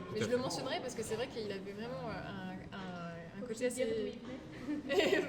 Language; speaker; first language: French; native; French